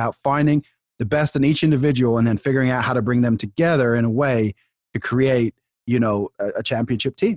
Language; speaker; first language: English; native; English